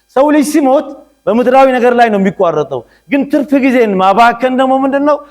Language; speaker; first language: Amharic; non-native, local second language; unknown